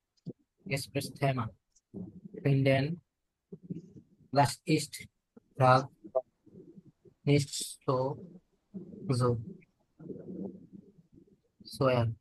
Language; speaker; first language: German; non-native, learner; Bangla